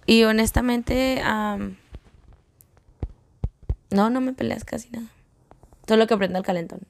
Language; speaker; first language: Spanish; early bilingual, heritage; Spanish